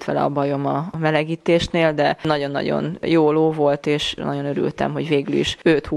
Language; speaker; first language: Hungarian; native; Hungarian